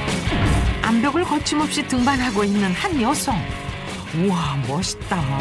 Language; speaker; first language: Korean; native; Korean